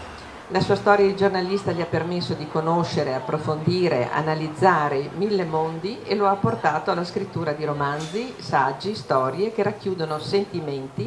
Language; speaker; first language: Italian; native; Italian